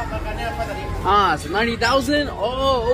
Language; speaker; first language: Indonesian; non-native, learner; English